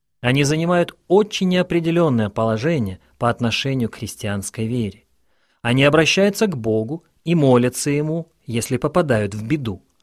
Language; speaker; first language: Russian; non-native, local second language; Ukrainian